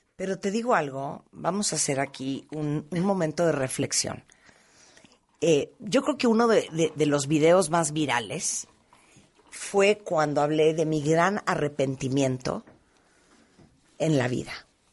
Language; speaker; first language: Spanish; native; Spanish